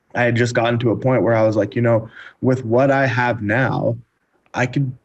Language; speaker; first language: English; native; English